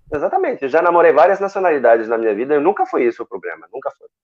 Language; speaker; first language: Portuguese; non-native, fluent; Arabic